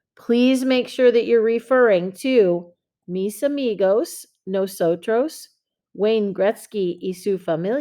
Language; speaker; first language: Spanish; non-native, fluent; English